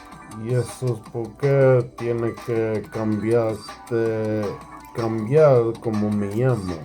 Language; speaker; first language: Spanish; non-native, learner; English